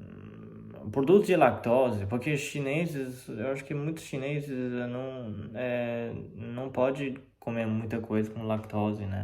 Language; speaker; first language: Portuguese; non-native, fluent; Chinese